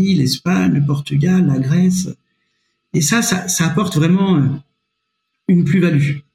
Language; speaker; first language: French; native; French